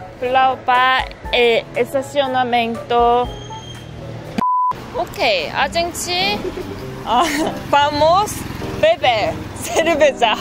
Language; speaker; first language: Portuguese; non-native, learner; Korean